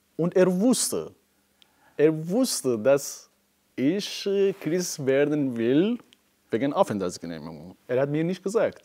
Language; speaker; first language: German; non-native, fluent; Persian